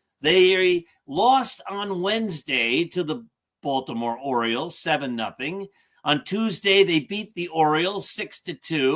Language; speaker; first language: English; native; English